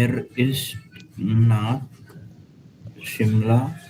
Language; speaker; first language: German; non-native, learner; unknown